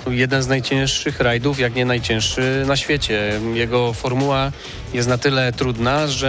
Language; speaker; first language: Polish; native; Polish